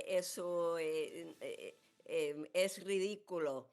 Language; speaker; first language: Spanish; non-native, fluent; English